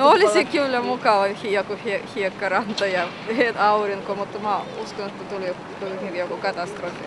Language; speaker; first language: Finnish; non-native, learner; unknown